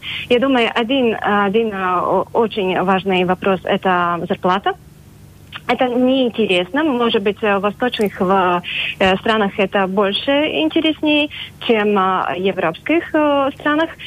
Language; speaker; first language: Russian; non-native, local second language; Latvian